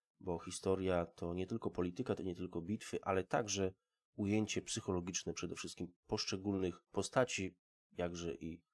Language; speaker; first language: Polish; native; Polish